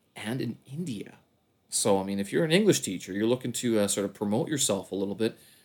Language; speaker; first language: English; native; English